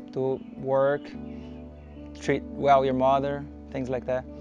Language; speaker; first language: English; non-native, fluent; Portuguese